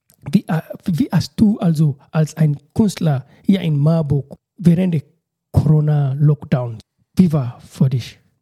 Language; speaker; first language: German; non-native, learner; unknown